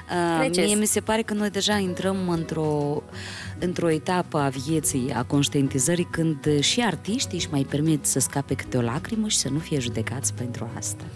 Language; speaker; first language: Romanian; non-native, local second language; Russian